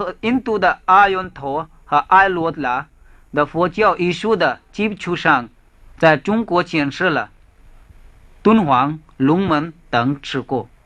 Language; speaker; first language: Chinese; non-native, fluent; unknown